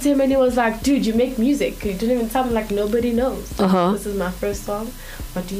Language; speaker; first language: English; non-native, local second language; Zulu